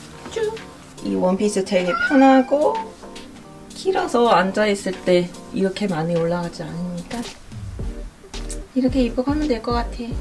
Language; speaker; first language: Korean; non-native, fluent; English